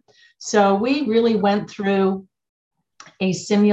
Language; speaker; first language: English; native; English